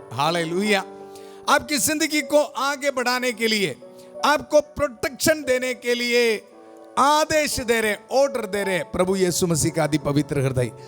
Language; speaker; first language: Hindi; non-native, local second language; Malayalam